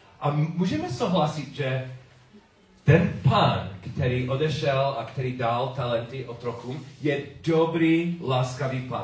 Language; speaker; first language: Czech; non-native, learner; English